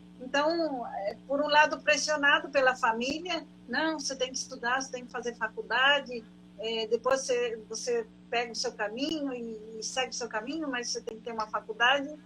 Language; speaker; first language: Portuguese; native; Portuguese